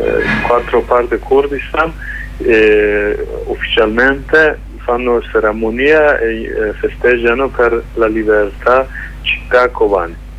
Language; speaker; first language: Italian; non-native, learner; Kurdish